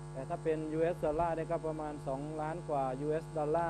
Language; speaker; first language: Thai; native; Thai